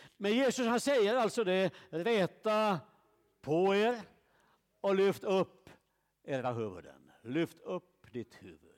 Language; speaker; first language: Swedish; native; Swedish